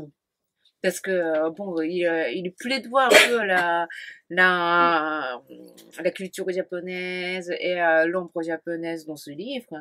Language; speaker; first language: French; non-native, fluent; Japanese